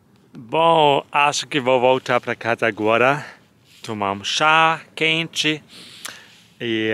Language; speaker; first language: Portuguese; non-native, fluent; German